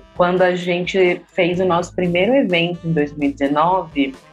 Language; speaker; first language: Portuguese; native; Portuguese